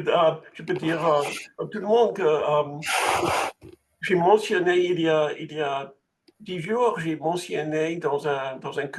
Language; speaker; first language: French; non-native, fluent; English